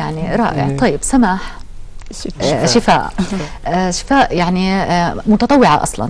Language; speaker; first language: Arabic; native; Arabic